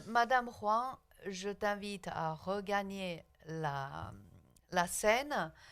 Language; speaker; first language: French; non-native, local second language; Chinese